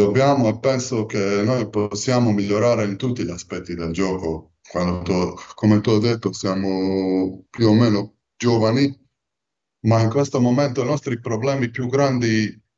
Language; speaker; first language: Italian; non-native, fluent; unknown